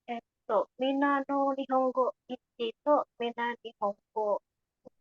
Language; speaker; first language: Japanese; non-native, learner; Indonesian